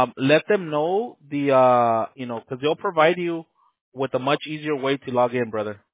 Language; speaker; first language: English; early bilingual, other home language; Spanish